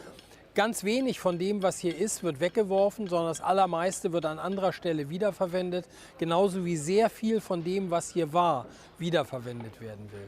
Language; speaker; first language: German; native; German